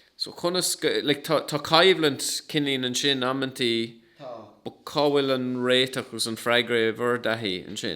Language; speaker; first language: Irish; non-native, local second language; English